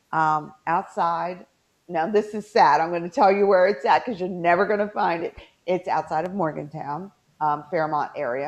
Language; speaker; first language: English; native; English